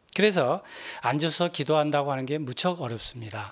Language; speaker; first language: Korean; native; Korean